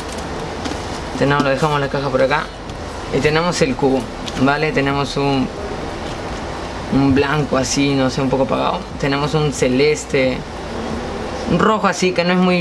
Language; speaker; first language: Spanish; native; Spanish